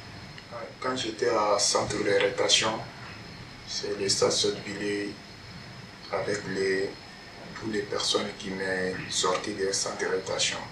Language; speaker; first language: French; non-native, learner; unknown